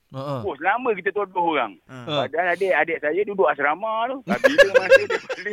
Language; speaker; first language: Malay; native; Malay